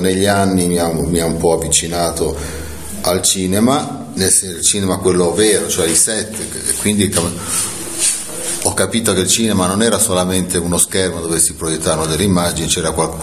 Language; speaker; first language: Italian; native; Italian